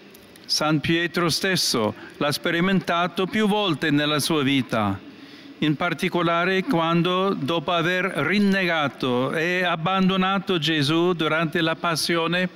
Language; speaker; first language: Italian; non-native, fluent; English